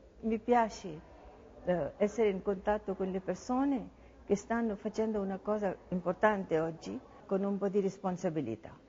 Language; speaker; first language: Italian; non-native, learner; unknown